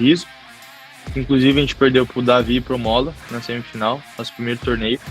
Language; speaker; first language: Portuguese; native; Portuguese